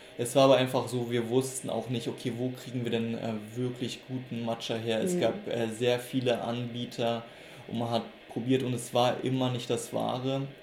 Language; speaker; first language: German; early bilingual, other home language; Russian